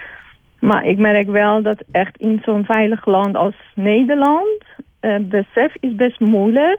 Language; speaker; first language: Dutch; non-native, fluent; Persian